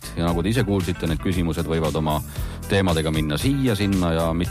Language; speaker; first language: Estonian; native; Estonian